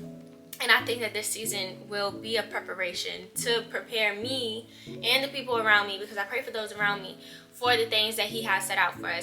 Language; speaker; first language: English; native; English